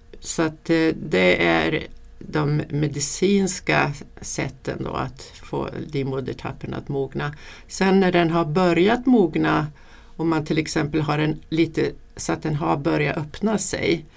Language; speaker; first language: Swedish; native; Swedish